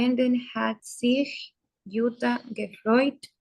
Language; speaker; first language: German; non-native, learner; Spanish